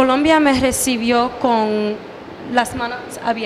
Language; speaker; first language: Spanish; early bilingual, heritage; English